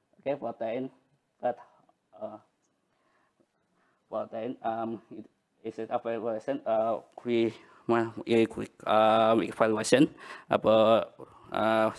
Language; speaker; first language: English; non-native, learner; Banjar